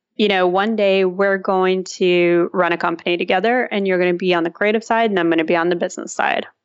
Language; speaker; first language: English; early bilingual, other home language; Russian